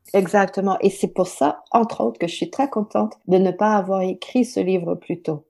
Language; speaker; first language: French; non-native, local second language; English